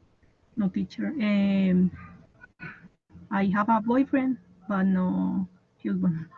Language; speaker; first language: English; non-native, learner; Spanish